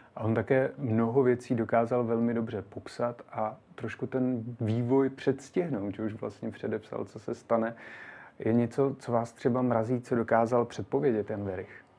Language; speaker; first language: Czech; native; Czech